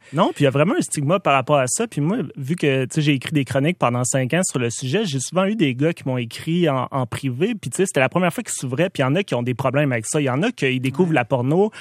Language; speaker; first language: French; native; French